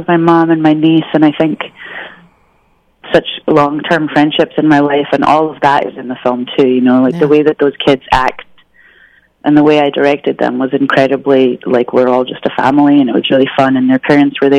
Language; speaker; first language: English; native; English